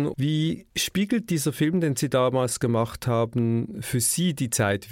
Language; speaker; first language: German; native; German